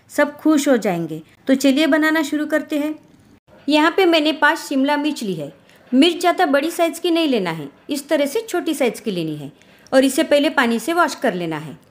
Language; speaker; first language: Hindi; non-native, local second language; Marathi